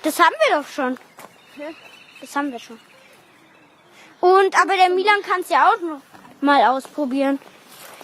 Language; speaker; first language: German; native; German